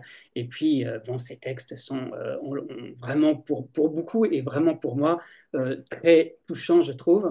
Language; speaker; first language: French; native; French